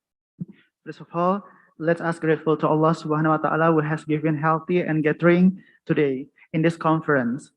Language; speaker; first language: English; non-native, fluent; Indonesian